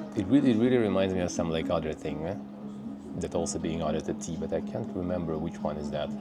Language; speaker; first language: English; non-native, fluent; Russian